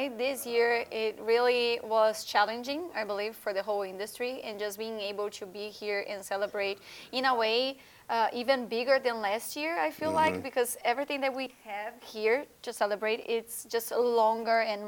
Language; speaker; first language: English; non-native, fluent; Portuguese